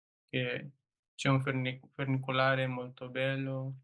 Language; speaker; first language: Italian; non-native, learner; English